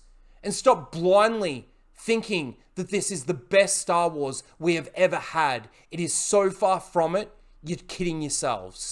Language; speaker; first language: English; native; English